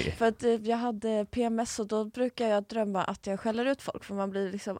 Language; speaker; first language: Swedish; native; Swedish